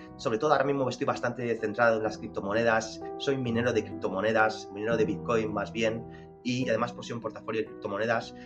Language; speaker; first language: Spanish; early bilingual, other home language; Romanian